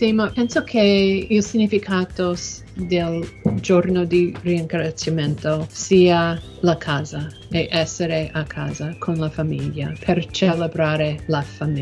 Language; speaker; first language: Italian; non-native, learner; English